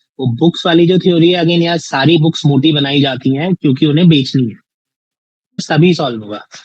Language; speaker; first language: Hindi; native; Hindi